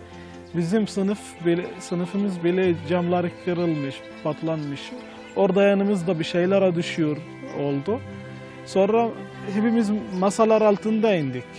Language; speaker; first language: Turkish; non-native, fluent; Arabic